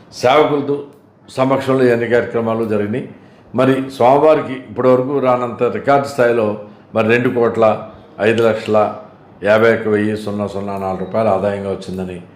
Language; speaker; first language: Telugu; native; Telugu